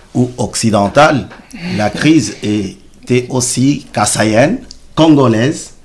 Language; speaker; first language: French; non-native, local second language; Luba-Lulua